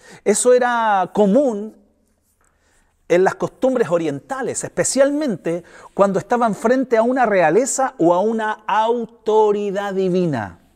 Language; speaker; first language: Spanish; native; Spanish